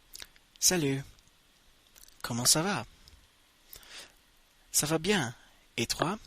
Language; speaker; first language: French; non-native, fluent; English